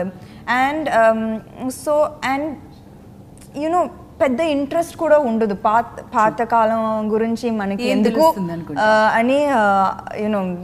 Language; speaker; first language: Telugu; non-native, fluent; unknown